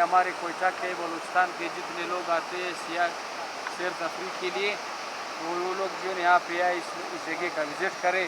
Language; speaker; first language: Hindi; non-native, local second language; Pashto